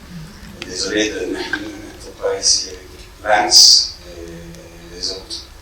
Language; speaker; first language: French; non-native, fluent; English